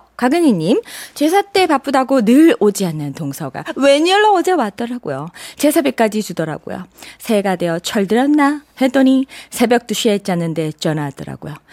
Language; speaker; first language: Korean; native; Korean